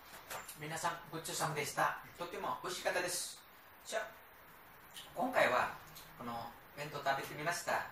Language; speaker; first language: Japanese; non-native, learner; Nepali